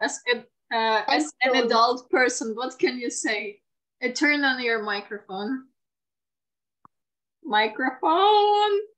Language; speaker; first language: English; non-native, fluent; Ukrainian